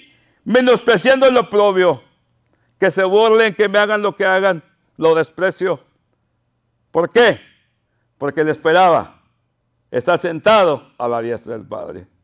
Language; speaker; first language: Spanish; native; Spanish